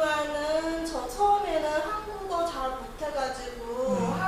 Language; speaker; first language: Korean; non-native, learner; Chinese